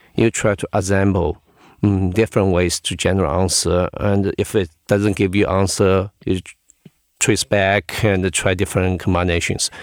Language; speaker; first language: English; non-native, fluent; Chinese